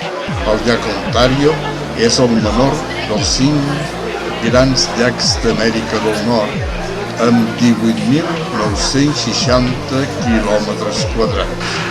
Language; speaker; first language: Catalan; native; Catalan